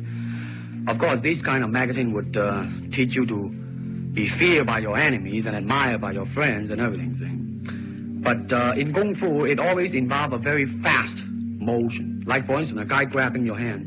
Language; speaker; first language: English; non-native, local second language; Cantonese